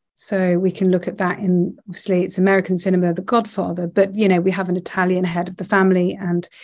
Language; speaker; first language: English; native; English